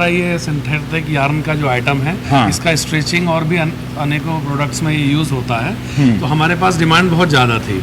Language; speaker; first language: Hindi; native; Hindi